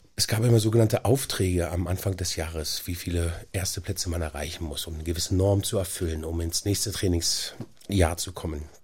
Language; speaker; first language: German; native; German